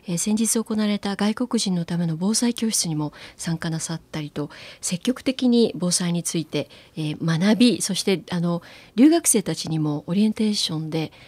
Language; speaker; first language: Japanese; native; Japanese